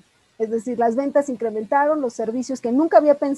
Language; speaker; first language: Spanish; native; Spanish